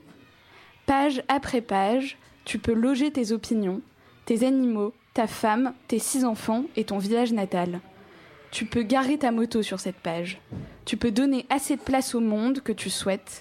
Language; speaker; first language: French; native; French